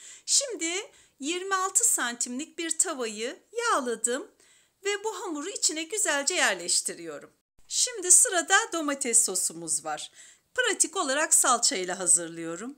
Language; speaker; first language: Turkish; native; Turkish